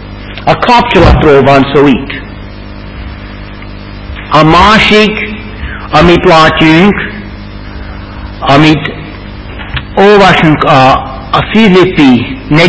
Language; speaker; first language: Hungarian; non-native, fluent; English